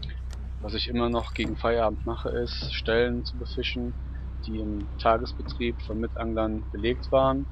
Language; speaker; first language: German; native; German